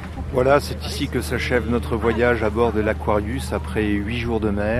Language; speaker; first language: French; native; French